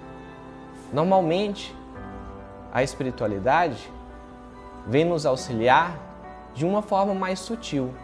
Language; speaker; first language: Portuguese; native; Portuguese